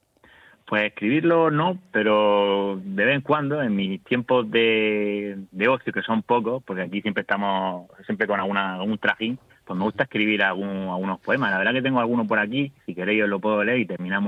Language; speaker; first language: Spanish; native; Spanish